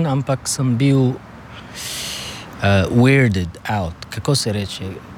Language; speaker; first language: Slovenian; non-native, learner; Arabic